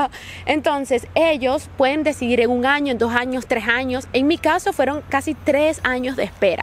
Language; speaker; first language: Spanish; native; Spanish